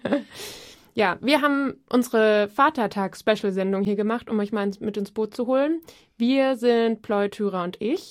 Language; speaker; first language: German; native; German